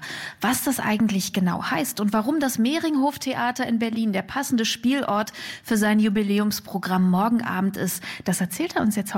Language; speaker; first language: German; native; German